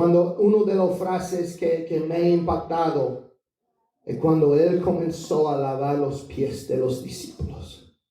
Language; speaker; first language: Spanish; non-native, fluent; English